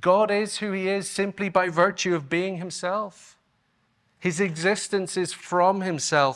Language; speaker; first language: English; native; English